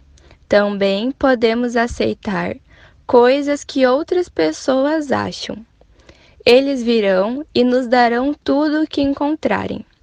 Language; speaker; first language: Portuguese; non-native, learner; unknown